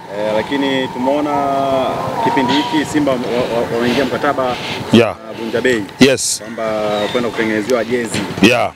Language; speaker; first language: Swahili; native; Swahili